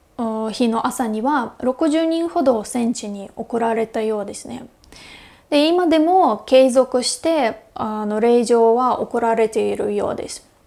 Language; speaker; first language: Japanese; non-native, fluent; Russian